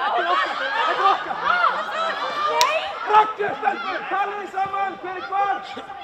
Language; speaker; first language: Icelandic; non-native, learner; Swedish